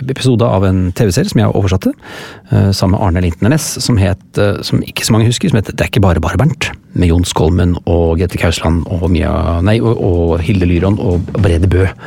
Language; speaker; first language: Norwegian; native; Norwegian